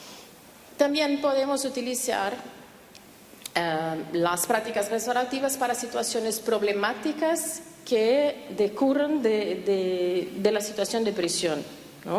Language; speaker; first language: Spanish; non-native, fluent; Portuguese